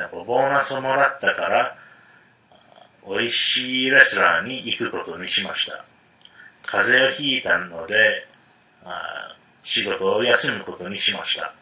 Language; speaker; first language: Japanese; non-native, fluent; English